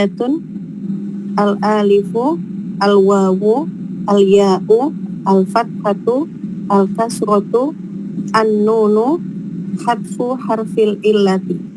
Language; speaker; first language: Arabic; non-native, learner; Indonesian